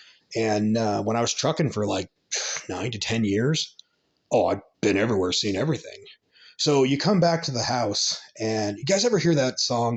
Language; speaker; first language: English; native; English